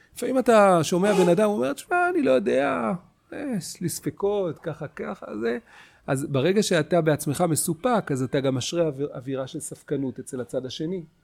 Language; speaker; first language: Hebrew; native; Hebrew